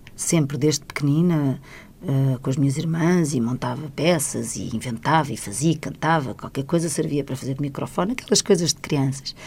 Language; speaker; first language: Portuguese; native; Portuguese